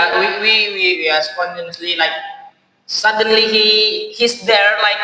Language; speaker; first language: English; non-native, learner; Indonesian